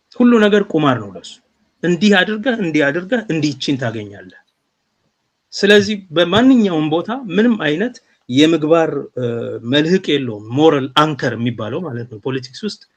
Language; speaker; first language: Amharic; non-native, local second language; Oromo